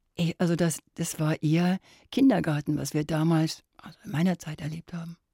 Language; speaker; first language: German; native; German